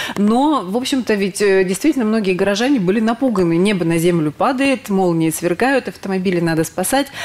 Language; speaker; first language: Russian; native; Russian